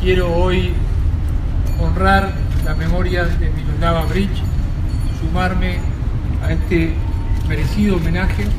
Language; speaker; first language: Spanish; native; Spanish